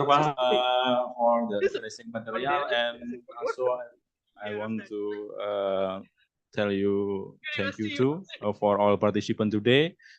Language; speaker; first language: English; non-native, learner; Indonesian